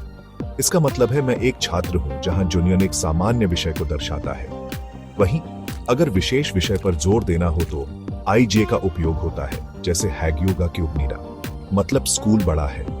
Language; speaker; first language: Hindi; native; Hindi